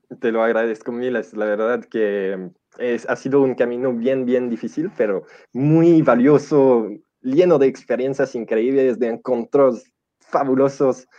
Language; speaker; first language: Spanish; non-native, fluent; French